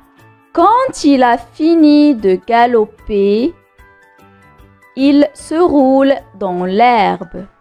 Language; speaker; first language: French; non-native, local second language; Arabic